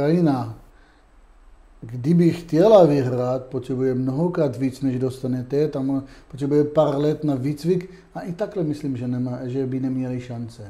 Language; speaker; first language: Czech; non-native, fluent; Hebrew